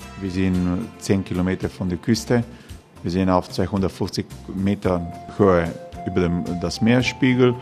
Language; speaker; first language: German; non-native, learner; Croatian